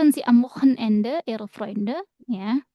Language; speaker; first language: German; non-native, fluent; Indonesian